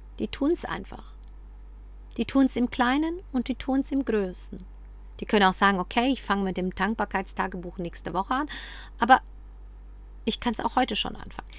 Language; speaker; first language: German; early bilingual, other home language; Polish